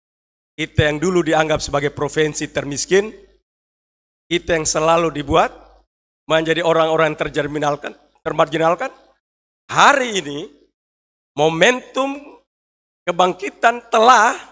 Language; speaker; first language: Indonesian; native; Indonesian